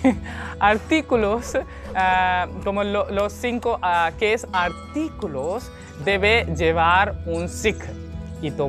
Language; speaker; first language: Spanish; non-native, learner; Hindi